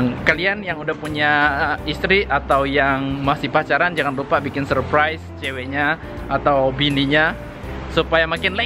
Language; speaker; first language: Indonesian; native; Indonesian